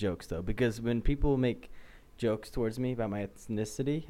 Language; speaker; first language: English; native; English